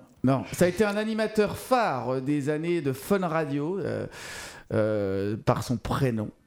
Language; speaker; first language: French; native; French